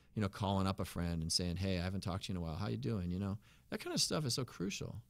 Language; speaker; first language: English; native; English